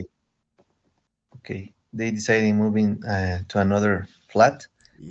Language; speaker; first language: English; non-native, learner; Spanish